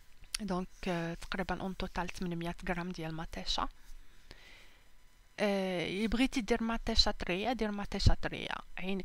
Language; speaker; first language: Arabic; native; Arabic